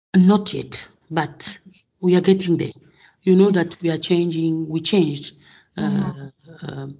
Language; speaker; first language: English; non-native, fluent; French